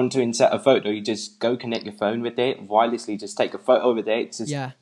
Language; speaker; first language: English; native; English